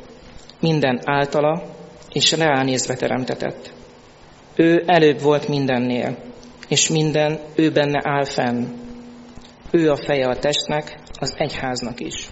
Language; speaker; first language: Hungarian; native; Hungarian